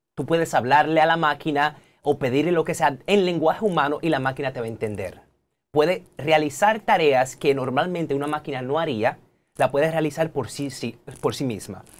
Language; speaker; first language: Spanish; native; Spanish